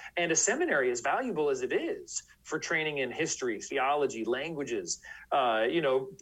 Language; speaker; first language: English; native; English